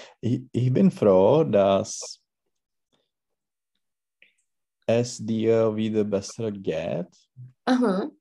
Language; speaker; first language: German; non-native, learner; Czech